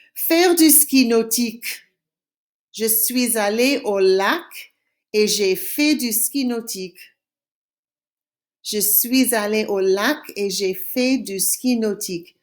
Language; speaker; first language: French; non-native, fluent; English